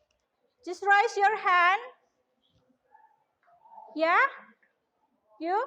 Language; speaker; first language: English; non-native, learner; Indonesian